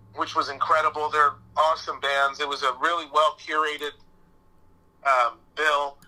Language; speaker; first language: English; native; English